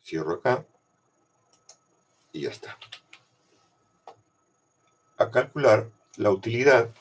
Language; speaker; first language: Spanish; native; Spanish